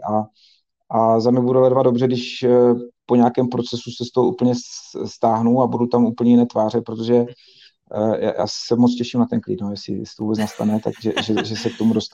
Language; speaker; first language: Czech; native; Czech